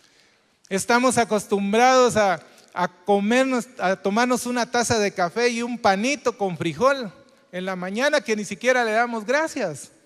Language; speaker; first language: Spanish; native; Spanish